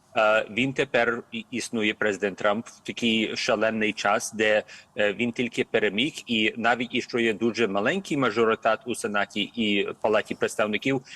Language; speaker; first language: Ukrainian; early bilingual, heritage; Ukrainian